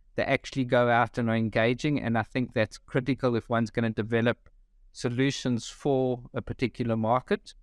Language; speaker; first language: English; native; English